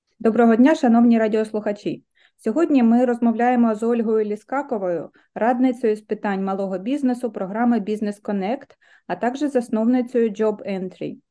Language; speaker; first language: Ukrainian; native; Ukrainian